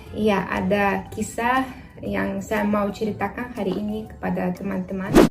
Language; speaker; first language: Indonesian; non-native, fluent; Russian